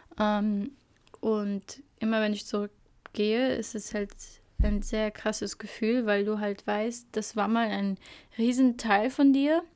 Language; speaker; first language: German; early bilingual, other home language; Albanian